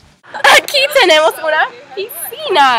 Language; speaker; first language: Spanish; non-native, learner; English